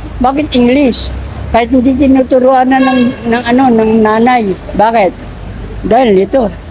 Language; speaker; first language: Filipino; non-native, local second language; Iloko